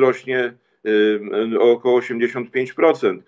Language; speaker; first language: Polish; native; Polish